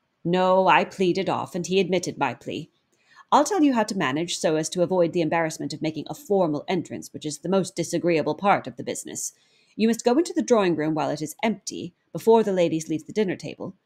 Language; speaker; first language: English; native; English